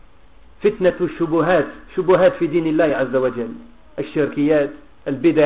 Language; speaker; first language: Arabic; non-native, fluent; French